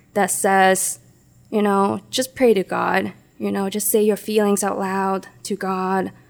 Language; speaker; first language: English; non-native, local second language; Cantonese